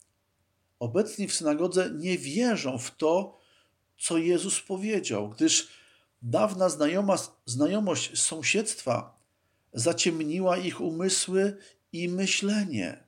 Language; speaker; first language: Polish; native; Polish